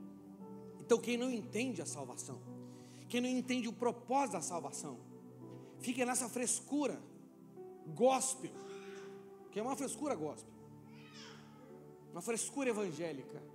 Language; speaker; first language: Portuguese; native; Portuguese